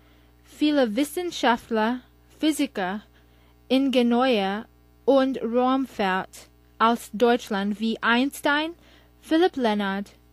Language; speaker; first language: German; non-native, learner; English